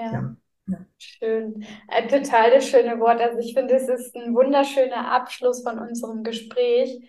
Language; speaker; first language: German; native; German